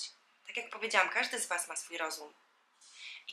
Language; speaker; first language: Polish; native; Polish